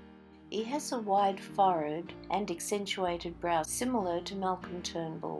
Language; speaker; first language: English; native; English